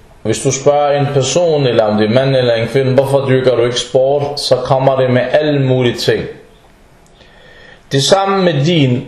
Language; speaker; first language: Danish; non-native, fluent; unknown